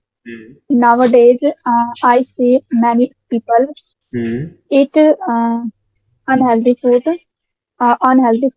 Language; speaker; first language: English; non-native, learner; Hindi